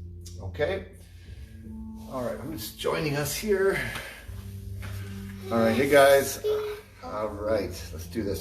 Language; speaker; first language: English; native; English